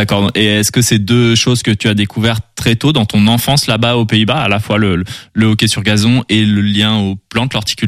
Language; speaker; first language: French; native; French